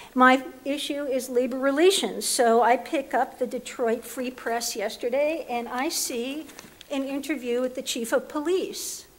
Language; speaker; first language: English; native; English